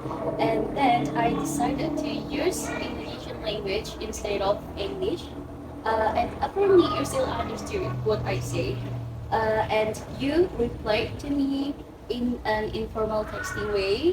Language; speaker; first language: English; non-native, learner; Indonesian